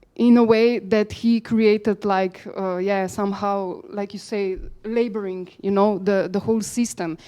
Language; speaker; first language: English; non-native, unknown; Slovenian